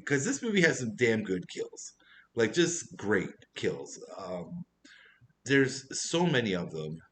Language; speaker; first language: English; native; English